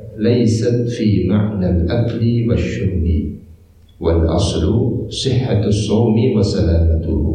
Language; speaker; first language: Arabic; non-native, fluent; Indonesian